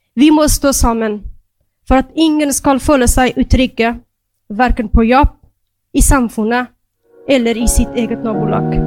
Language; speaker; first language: Norwegian; non-native, fluent; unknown